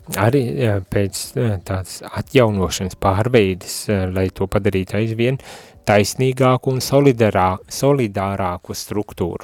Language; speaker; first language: Latvian; native; Latvian